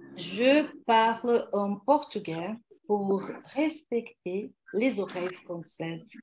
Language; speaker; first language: French; non-native, learner; Portuguese